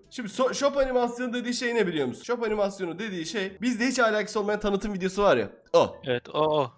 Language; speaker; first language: Turkish; native; Turkish